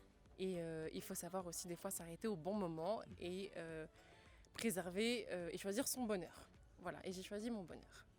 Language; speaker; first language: French; native; French